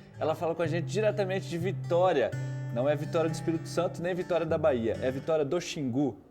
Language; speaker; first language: Portuguese; native; Portuguese